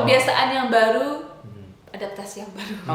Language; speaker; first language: Indonesian; native; Indonesian